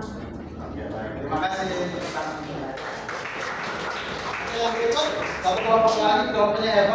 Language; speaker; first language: Indonesian; native; Indonesian